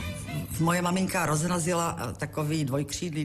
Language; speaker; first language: Czech; native; Czech